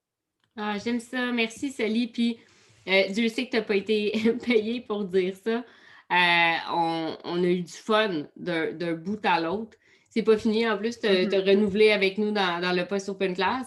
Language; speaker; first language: French; native; French